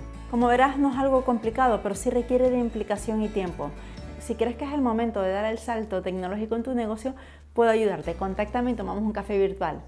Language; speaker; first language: Spanish; native; Spanish